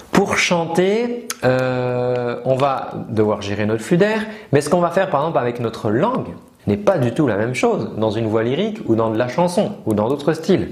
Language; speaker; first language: French; native; French